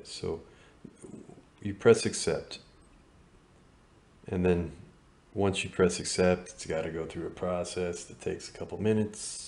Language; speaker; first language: English; native; English